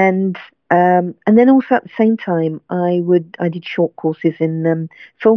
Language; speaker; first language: English; native; English